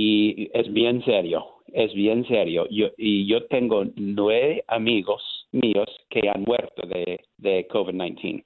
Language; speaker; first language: Spanish; non-native, learner; English